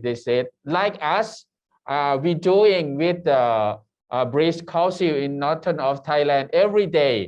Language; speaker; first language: English; non-native, learner; Thai